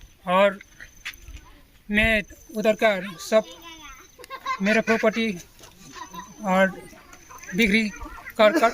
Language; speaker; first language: Hindi; non-native, local second language; Nepali